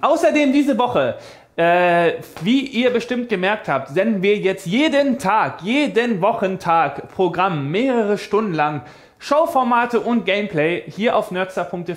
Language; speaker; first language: German; native; German